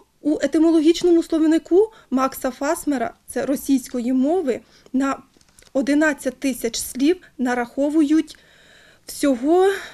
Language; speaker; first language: Ukrainian; native; Ukrainian